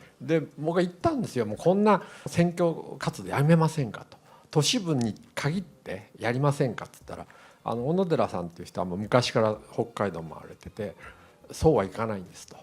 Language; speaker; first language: Japanese; native; Japanese